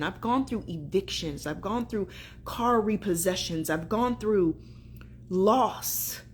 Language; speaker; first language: English; native; English